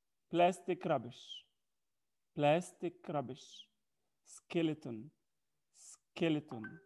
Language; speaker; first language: English; non-native, fluent; Arabic